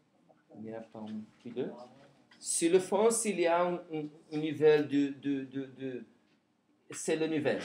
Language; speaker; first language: French; non-native, learner; Portuguese